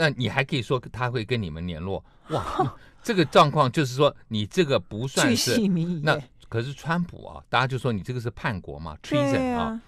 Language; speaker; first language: Chinese; native; Chinese